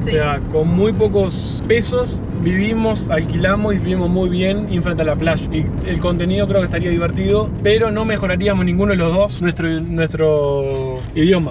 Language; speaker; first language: Spanish; native; Spanish